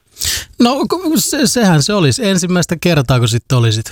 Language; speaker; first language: Finnish; native; Finnish